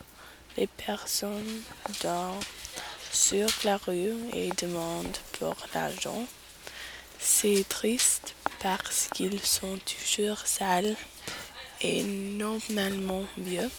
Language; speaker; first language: French; non-native, learner; English